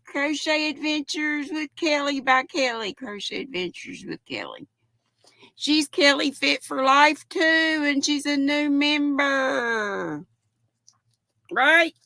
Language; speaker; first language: English; native; English